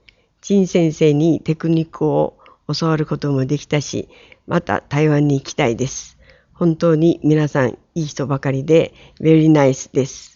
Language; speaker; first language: Japanese; non-native, fluent; Chinese